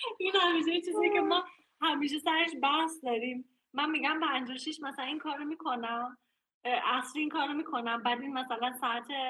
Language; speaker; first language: Persian; early bilingual, heritage; Persian